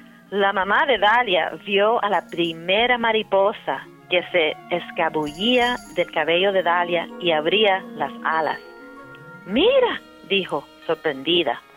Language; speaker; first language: Spanish; early bilingual, heritage; Spanish